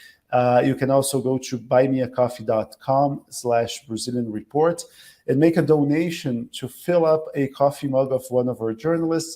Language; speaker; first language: English; non-native, fluent; Portuguese